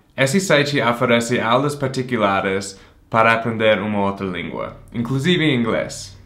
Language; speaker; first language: Portuguese; non-native, fluent; English